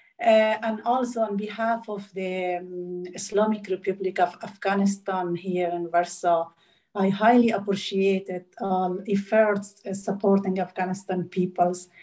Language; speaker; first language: English; non-native, learner; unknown